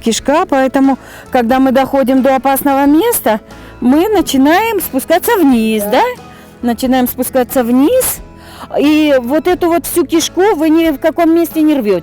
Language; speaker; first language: Russian; native; Russian